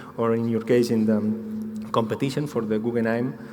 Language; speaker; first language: English; non-native, fluent; Catalan